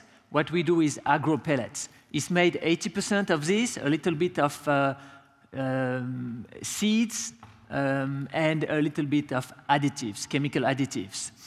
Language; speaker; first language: English; non-native, fluent; French